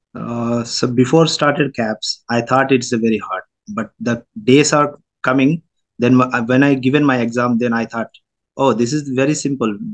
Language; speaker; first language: English; non-native, local second language; Telugu